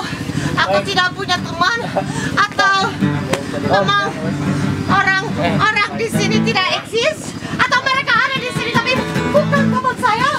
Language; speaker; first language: Indonesian; non-native, fluent; English